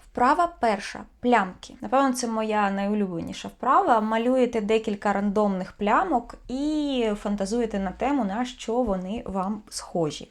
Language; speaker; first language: Ukrainian; native; Ukrainian